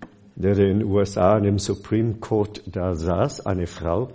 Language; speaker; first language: German; non-native, fluent; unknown